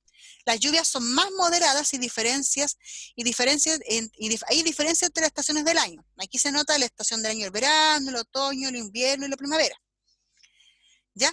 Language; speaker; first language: Spanish; native; Spanish